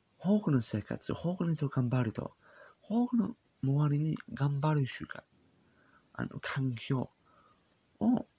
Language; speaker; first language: Japanese; non-native, learner; English